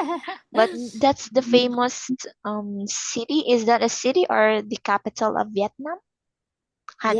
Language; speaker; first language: English; non-native, fluent; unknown